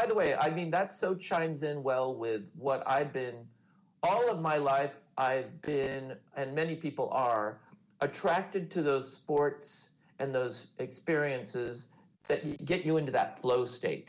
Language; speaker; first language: English; native; English